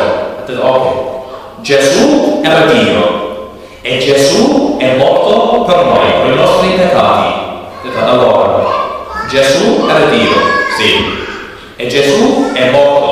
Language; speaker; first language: Italian; non-native, learner; English